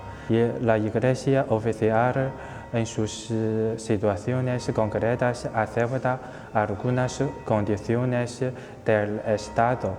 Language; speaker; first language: Spanish; non-native, fluent; Chinese